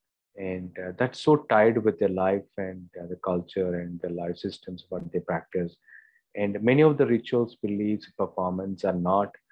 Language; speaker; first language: English; non-native, local second language; Malayalam